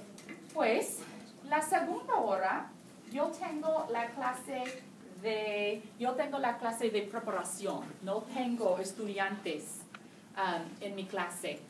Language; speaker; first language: Spanish; non-native, learner; English